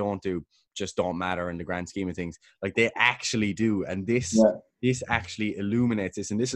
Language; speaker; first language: English; native; English